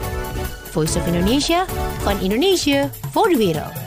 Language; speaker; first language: Dutch; non-native, fluent; Indonesian